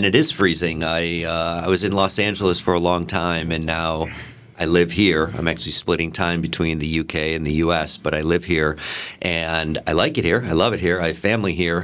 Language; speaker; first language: English; native; English